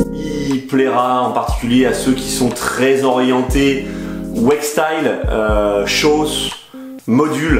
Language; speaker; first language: French; native; French